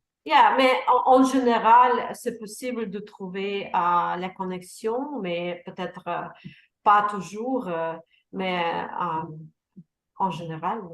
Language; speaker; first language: French; non-native, learner; Russian